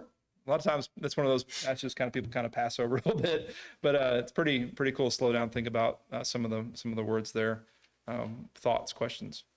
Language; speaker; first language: English; native; English